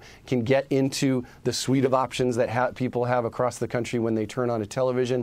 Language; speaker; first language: English; native; English